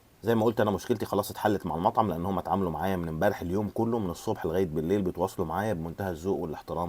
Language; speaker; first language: Arabic; native; Arabic